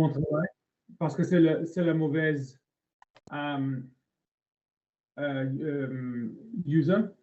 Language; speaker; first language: French; non-native, learner; English